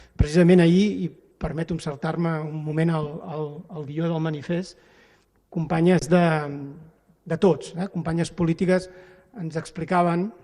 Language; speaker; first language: Catalan; native; Catalan